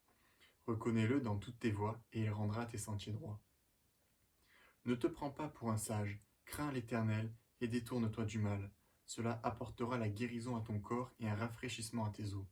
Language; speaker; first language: French; native; French